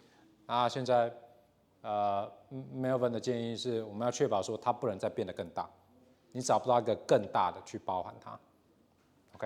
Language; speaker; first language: Chinese; native; Chinese